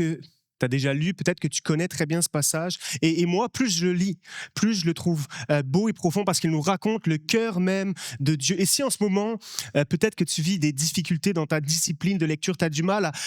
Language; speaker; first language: French; native; French